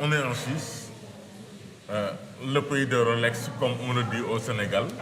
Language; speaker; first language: French; non-native, local second language; Wolof